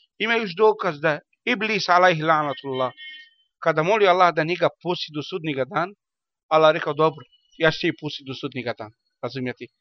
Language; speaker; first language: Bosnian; non-native, learner; Arabic